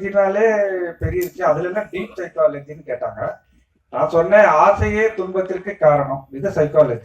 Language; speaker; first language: Tamil; native; Tamil